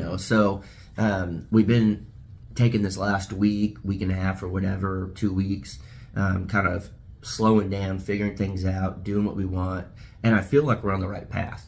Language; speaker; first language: English; native; English